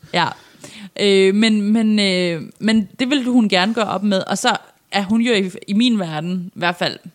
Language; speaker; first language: Danish; non-native, fluent; Persian